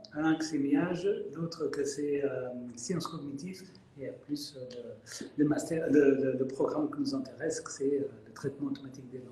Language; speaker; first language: French; non-native, fluent; Spanish